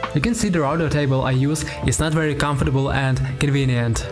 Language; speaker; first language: English; non-native, learner; Ukrainian